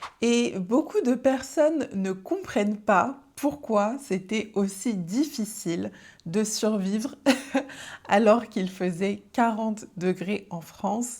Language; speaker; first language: French; native; French